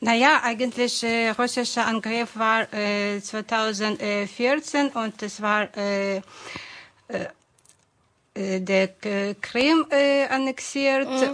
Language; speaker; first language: German; non-native, fluent; Ukrainian